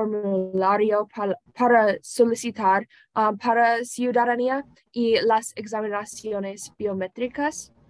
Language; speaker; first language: Spanish; non-native, learner; English